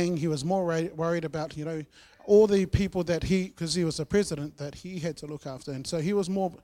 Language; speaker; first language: English; native; English